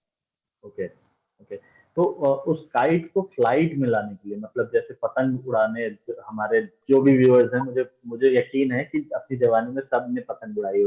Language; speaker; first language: Hindi; native; Hindi